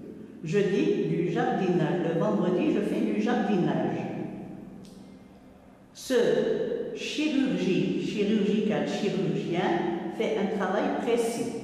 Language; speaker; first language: French; non-native, local second language; Arabic